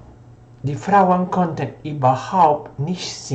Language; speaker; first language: German; non-native, fluent; Spanish